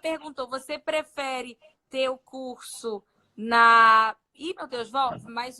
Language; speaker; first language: Portuguese; native; Portuguese